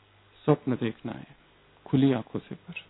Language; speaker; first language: Hindi; native; Hindi